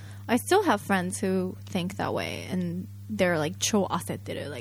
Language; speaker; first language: English; early bilingual, other home language; Japanese